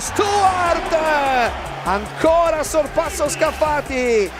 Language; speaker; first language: Italian; native; Italian